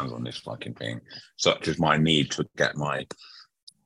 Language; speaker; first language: English; native; English